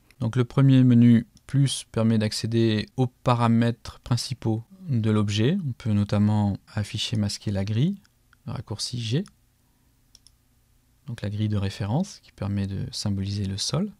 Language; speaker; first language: French; native; French